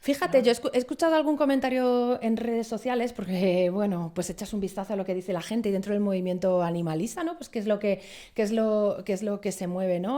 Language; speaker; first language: Spanish; native; Spanish